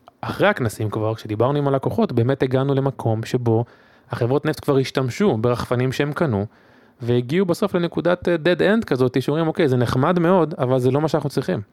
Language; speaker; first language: Hebrew; native; Hebrew